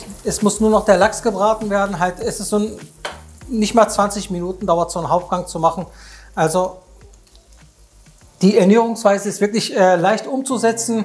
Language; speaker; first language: German; native; German